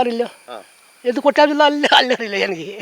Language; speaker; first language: Malayalam; non-native, learner; Nepali